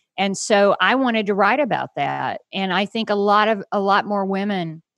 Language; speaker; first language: English; native; English